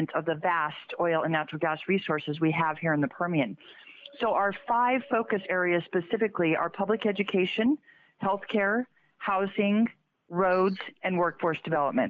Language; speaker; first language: English; native; English